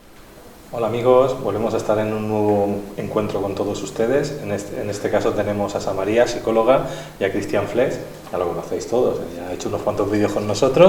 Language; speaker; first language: Spanish; native; Spanish